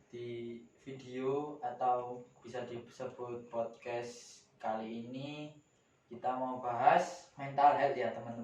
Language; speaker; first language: Indonesian; native; Indonesian